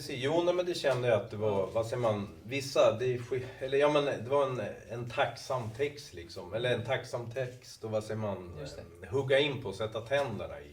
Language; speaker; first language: Swedish; native; Swedish